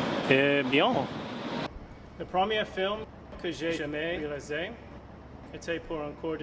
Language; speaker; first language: French; non-native, fluent; English